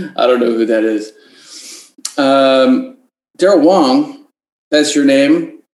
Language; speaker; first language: English; native; English